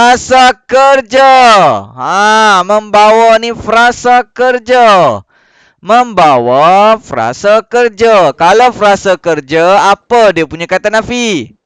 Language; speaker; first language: Malay; native; Malay